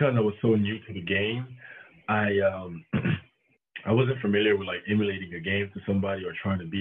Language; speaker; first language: English; non-native, local second language; French